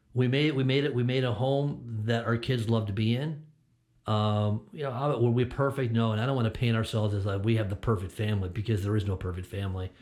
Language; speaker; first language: English; native; English